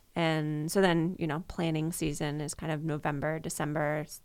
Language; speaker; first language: English; native; English